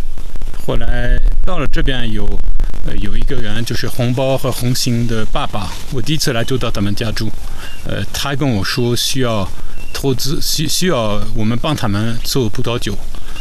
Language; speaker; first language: Chinese; non-native, fluent; French